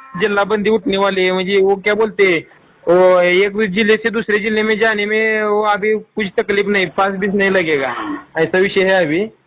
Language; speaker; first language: Hindi; non-native, local second language; Marathi